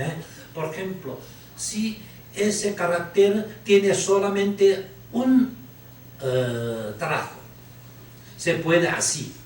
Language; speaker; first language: Spanish; non-native, learner; Chinese